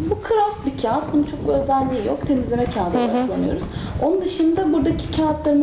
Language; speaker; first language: Turkish; native; Turkish